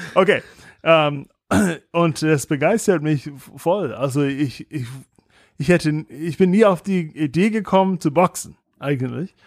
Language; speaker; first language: German; non-native, fluent; English